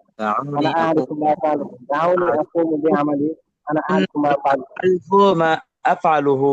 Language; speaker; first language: Arabic; non-native, learner; Bangla